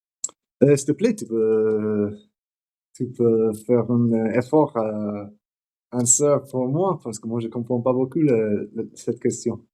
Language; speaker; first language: French; non-native, learner; English